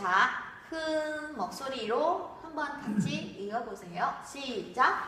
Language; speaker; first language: Korean; non-native, fluent; Vietnamese